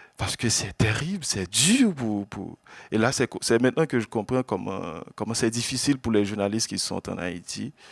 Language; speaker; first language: French; non-native, local second language; Haitian Creole